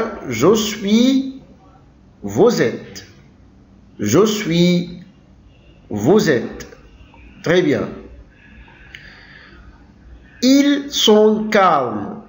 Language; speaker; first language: French; non-native, local second language; Arabic